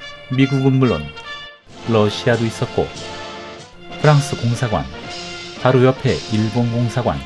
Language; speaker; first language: Korean; native; Korean